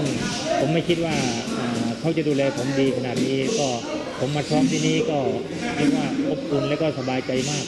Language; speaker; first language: Thai; native; Thai